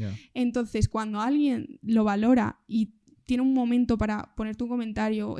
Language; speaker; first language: Spanish; native; Spanish